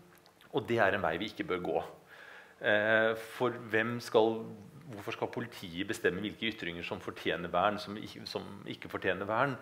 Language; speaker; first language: Norwegian; native; Norwegian